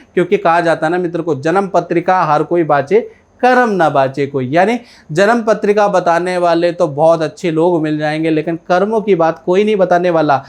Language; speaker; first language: Hindi; native; Hindi